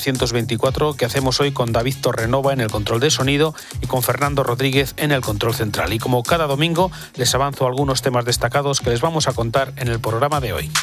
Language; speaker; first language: Spanish; native; Spanish